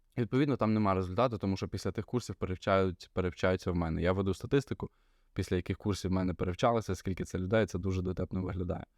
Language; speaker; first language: Ukrainian; non-native, local second language; Russian